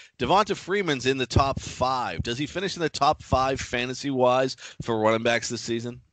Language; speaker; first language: English; native; English